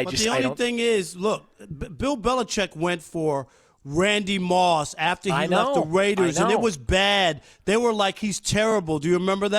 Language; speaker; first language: English; native; English